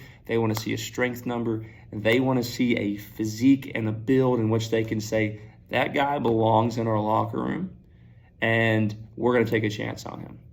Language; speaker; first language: English; native; English